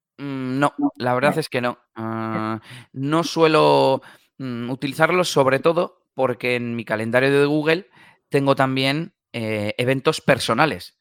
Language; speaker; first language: Spanish; native; Spanish